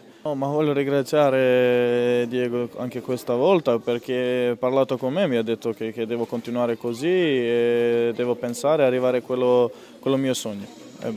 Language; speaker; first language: Italian; non-native, fluent; Serbian